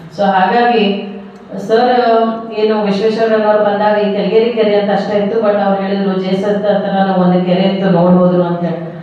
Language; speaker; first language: Kannada; native; Kannada